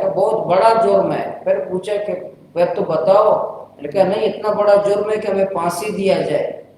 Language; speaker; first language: Urdu; non-native, local second language; Baluchi